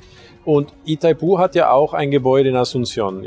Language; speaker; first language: German; native; German